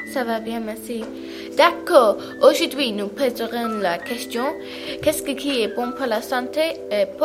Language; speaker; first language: French; non-native, learner; English